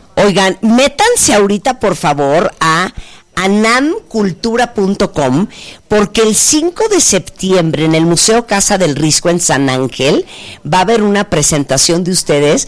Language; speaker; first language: Spanish; native; Spanish